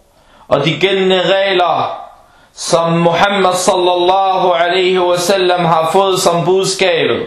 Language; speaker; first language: Danish; early bilingual, other home language; Arabic